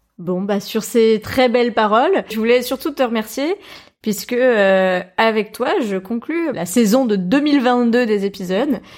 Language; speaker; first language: French; native; French